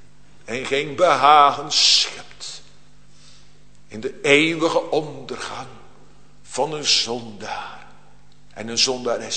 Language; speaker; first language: Dutch; native; Dutch